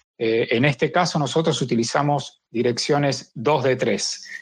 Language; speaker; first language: Spanish; native; Spanish